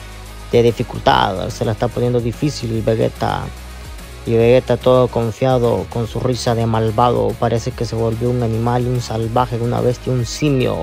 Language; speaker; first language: Spanish; native; Spanish